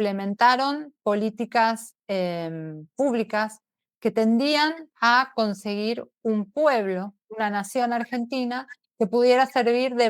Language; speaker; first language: Spanish; native; Spanish